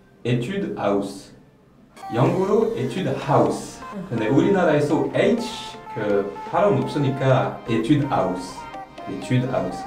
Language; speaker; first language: Korean; non-native, learner; French